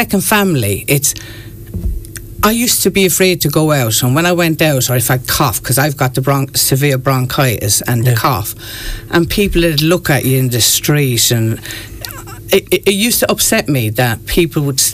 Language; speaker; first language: English; native; English